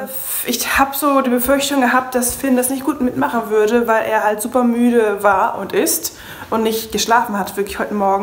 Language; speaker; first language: German; native; German